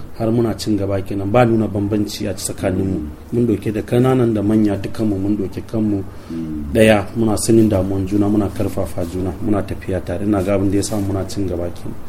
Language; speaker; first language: Hausa; non-native, local second language; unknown